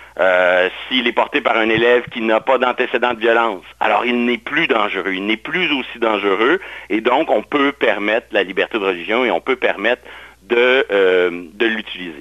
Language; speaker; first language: French; native; French